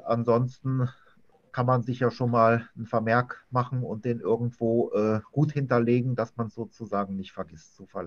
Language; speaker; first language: German; native; German